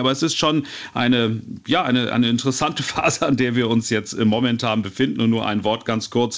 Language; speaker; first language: German; native; German